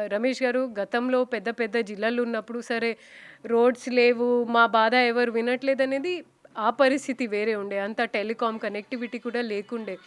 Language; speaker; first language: Telugu; non-native, fluent; Hindi